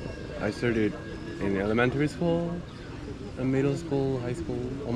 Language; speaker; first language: English; non-native, learner; Korean